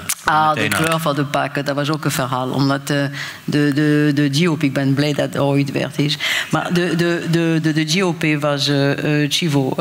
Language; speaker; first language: Dutch; non-native, fluent; French